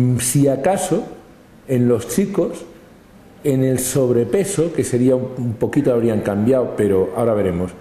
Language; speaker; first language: Spanish; native; Spanish